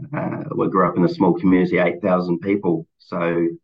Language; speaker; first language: English; native; English